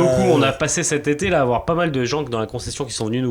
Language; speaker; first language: French; native; French